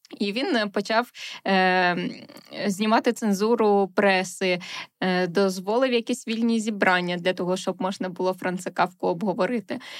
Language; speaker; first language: Ukrainian; native; Ukrainian